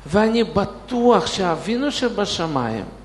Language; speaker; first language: Hebrew; non-native, fluent; Russian